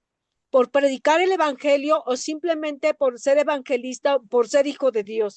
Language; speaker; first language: Spanish; native; Spanish